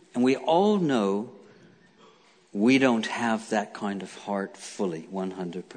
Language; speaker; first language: English; native; English